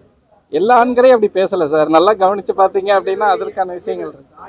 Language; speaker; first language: Tamil; native; Tamil